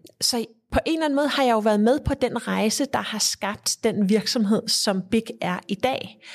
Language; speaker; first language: Danish; early bilingual, heritage; Danish